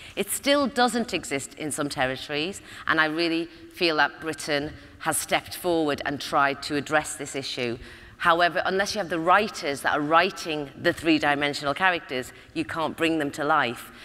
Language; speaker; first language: English; native; English